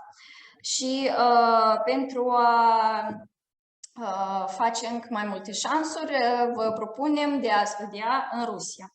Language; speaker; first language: Romanian; non-native, fluent; Russian